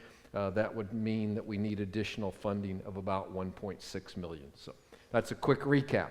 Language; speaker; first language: English; native; English